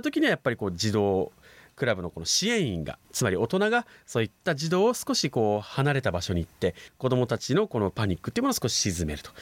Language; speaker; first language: Japanese; native; Japanese